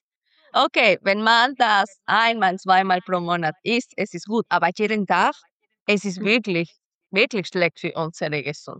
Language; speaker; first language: German; non-native, fluent; Spanish